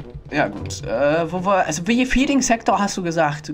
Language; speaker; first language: German; native; German